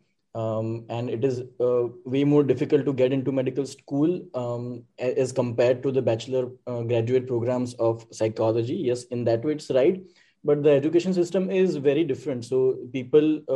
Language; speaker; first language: English; non-native, local second language; Gujarati